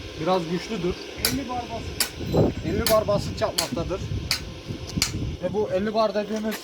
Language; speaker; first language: Turkish; native; Turkish